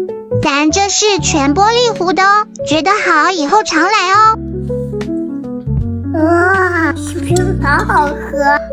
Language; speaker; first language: Chinese; native; Chinese